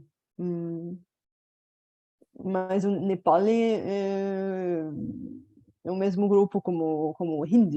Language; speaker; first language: Portuguese; non-native, fluent; Bulgarian